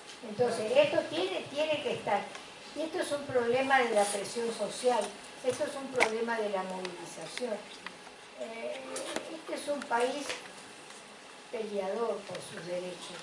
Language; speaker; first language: Spanish; native; Spanish